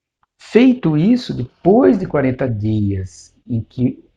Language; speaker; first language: Portuguese; native; Portuguese